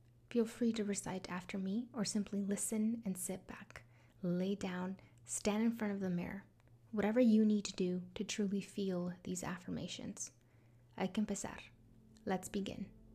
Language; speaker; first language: English; early bilingual, other home language; Spanish